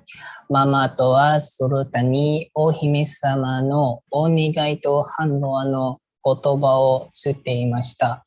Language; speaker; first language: Japanese; non-native, learner; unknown